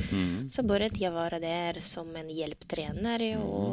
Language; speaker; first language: Swedish; non-native, learner; Russian